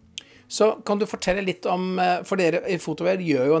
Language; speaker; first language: Norwegian; native; Norwegian